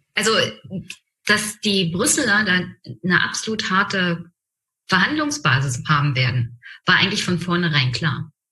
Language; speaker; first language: German; native; German